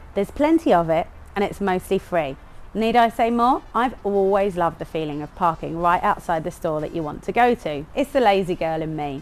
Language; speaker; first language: English; native; English